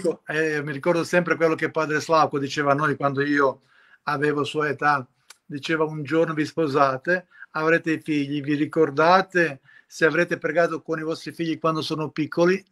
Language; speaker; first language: Italian; non-native, fluent; Croatian